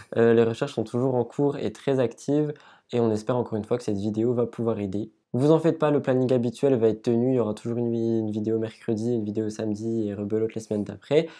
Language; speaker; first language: French; native; French